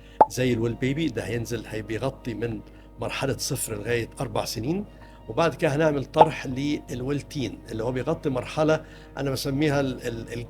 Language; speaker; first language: Arabic; native; Arabic